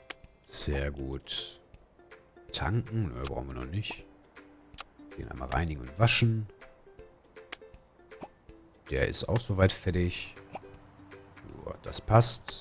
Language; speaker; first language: German; native; German